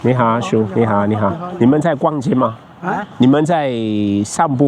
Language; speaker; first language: Chinese; non-native, fluent; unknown